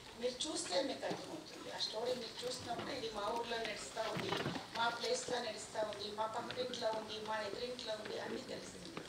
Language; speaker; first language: Telugu; non-native, local second language; Kannada